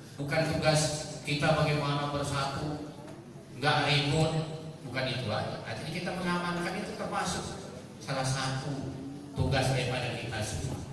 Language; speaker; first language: Indonesian; native; Indonesian